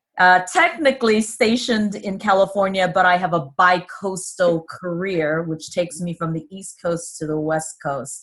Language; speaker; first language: English; native; English